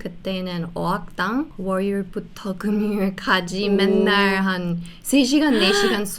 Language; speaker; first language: Korean; non-native, fluent; English